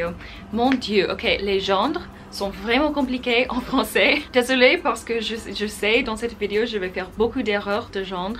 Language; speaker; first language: French; non-native, fluent; English